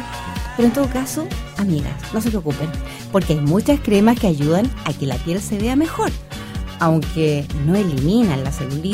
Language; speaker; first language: Spanish; native; Spanish